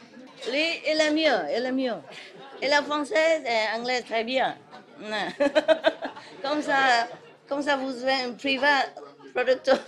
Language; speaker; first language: French; non-native, learner; Vietnamese